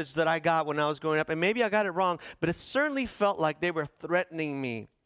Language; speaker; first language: English; early bilingual, other home language; Spanish